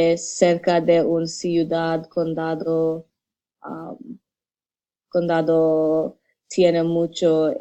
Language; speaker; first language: Spanish; non-native, learner; English